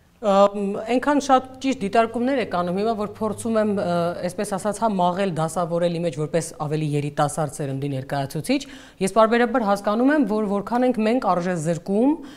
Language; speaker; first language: Armenian; native; Armenian